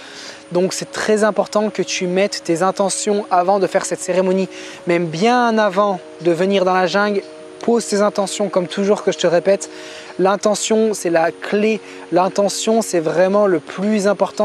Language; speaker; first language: French; native; French